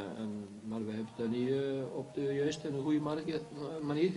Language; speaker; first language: Dutch; non-native, fluent; Icelandic